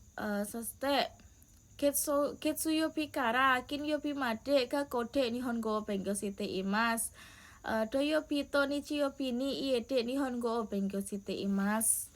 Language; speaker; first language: Japanese; non-native, learner; Indonesian